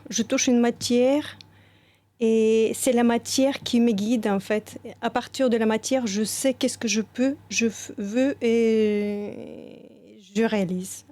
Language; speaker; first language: French; non-native, fluent; Bulgarian